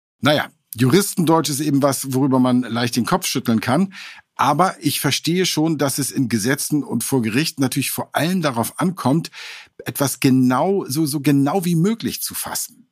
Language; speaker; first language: German; native; German